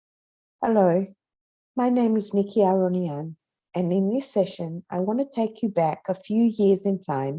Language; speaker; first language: English; non-native, fluent; Hebrew